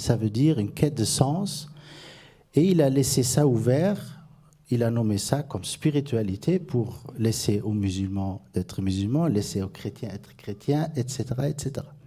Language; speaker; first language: French; non-native, fluent; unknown